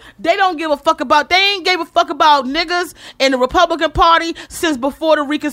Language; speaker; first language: English; native; English